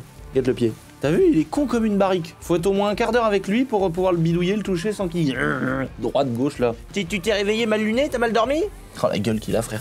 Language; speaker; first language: French; native; French